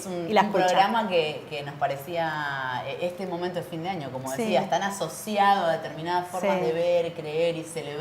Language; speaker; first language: Spanish; native; Spanish